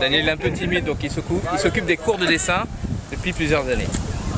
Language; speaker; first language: French; native; French